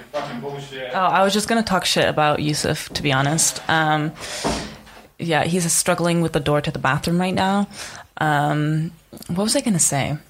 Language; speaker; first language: English; non-native, fluent; Czech